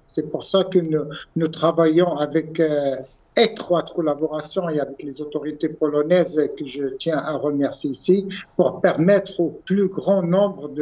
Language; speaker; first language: French; non-native, local second language; Arabic